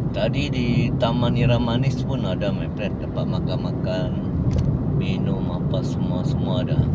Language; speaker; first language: Malay; native; Malay